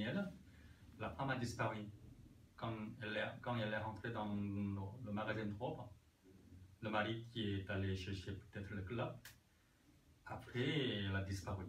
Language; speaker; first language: French; non-native, learner; Korean